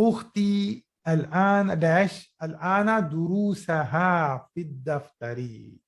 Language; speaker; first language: Arabic; non-native, fluent; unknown